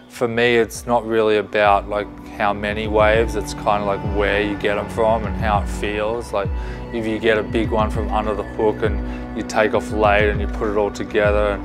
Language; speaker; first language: English; native; English